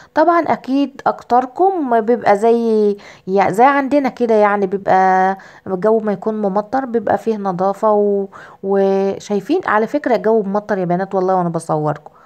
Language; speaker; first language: Arabic; native; Arabic